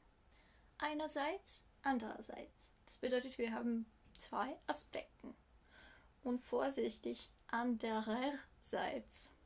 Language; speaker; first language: German; non-native, fluent; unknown